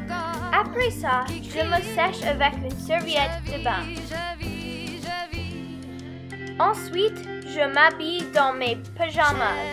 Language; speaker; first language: French; non-native, learner; English